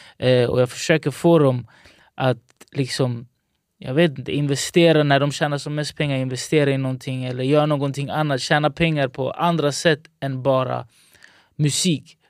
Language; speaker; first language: Swedish; early bilingual, other home language; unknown